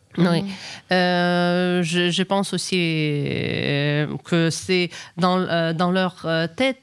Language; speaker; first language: French; non-native, fluent; Ukrainian